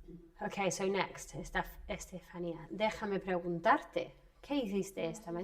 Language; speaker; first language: Spanish; non-native, fluent; English